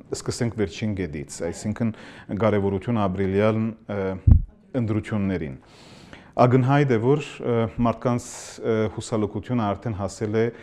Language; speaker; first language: Armenian; early bilingual, heritage; Armenian